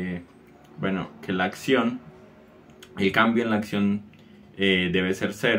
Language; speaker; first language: Spanish; native; Spanish